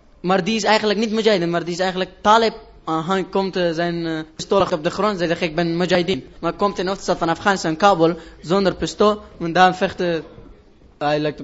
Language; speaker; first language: Dutch; non-native, learner; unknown